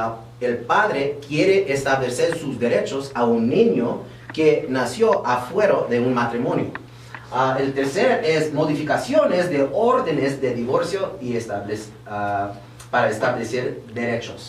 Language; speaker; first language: Spanish; early bilingual, heritage; Spanish